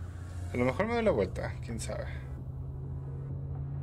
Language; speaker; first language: Spanish; native; Spanish